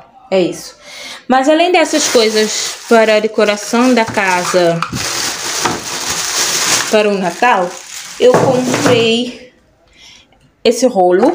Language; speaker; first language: Portuguese; non-native, local second language; Kabuverdianu